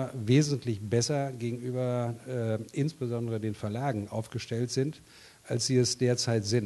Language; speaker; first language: German; native; German